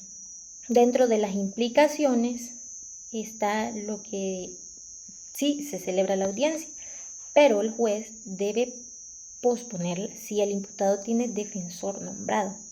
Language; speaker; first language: Spanish; native; Spanish